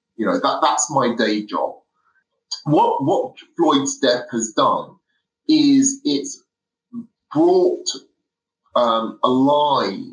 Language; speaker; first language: English; native; English